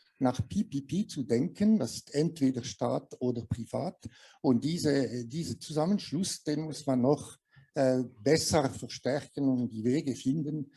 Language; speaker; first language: German; non-native, local second language; French